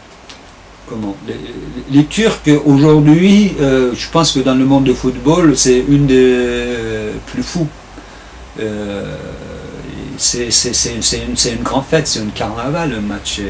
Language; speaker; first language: French; non-native, fluent; Turkish